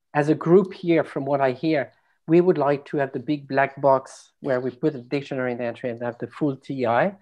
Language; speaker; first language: English; non-native, fluent; French